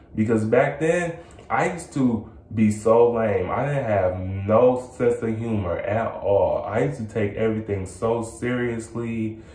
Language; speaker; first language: English; native; English